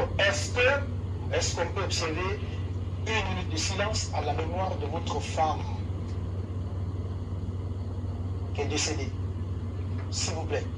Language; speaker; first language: French; native; French